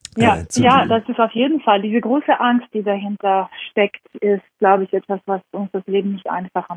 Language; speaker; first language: German; non-native, fluent; Georgian